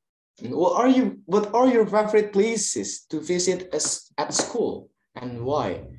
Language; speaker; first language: English; non-native, fluent; Indonesian